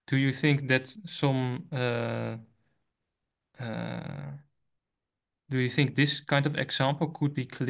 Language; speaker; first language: English; non-native, fluent; Dutch